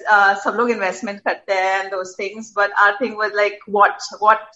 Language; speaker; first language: English; non-native, local second language; Gujarati